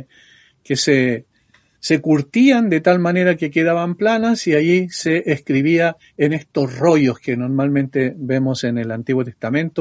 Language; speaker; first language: Spanish; native; Spanish